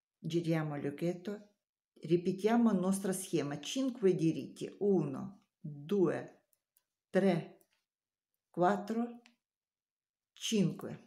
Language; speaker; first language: Italian; non-native, learner; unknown